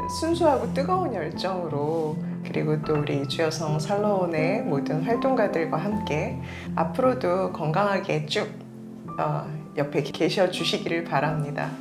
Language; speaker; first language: Korean; native; Korean